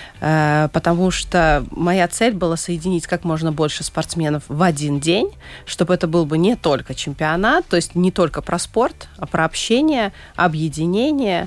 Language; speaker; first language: Russian; native; Russian